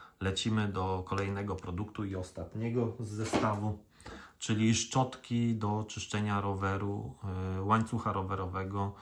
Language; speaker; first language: Polish; native; Polish